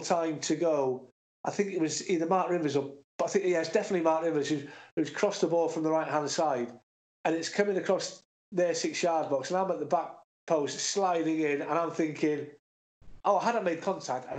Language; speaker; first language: English; native; English